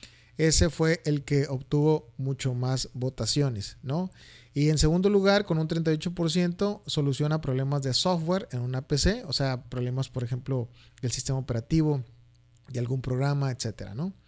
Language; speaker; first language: Spanish; native; Spanish